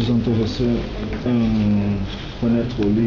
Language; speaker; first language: French; non-native, learner; Portuguese